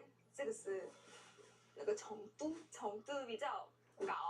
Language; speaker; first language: Chinese; non-native, learner; Korean